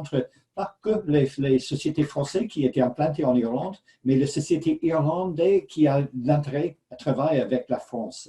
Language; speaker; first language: French; non-native, fluent; English